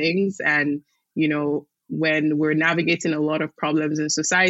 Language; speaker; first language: English; non-native, local second language; Igbo